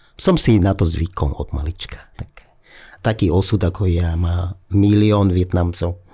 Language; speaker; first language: Slovak; non-native, fluent; Vietnamese